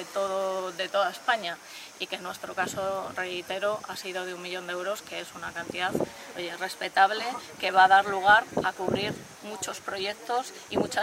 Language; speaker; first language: Spanish; native; Spanish